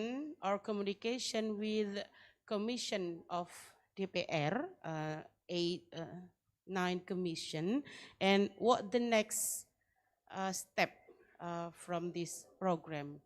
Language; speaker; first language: English; non-native, learner; Indonesian